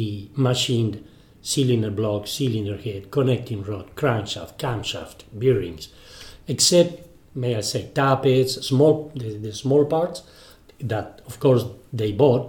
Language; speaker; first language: English; non-native, fluent; Spanish